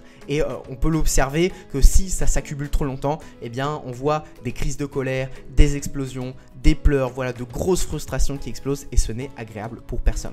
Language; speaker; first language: French; native; French